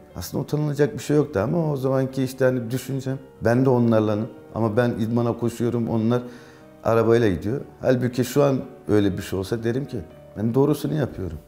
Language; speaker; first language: Turkish; early bilingual, heritage; Turkish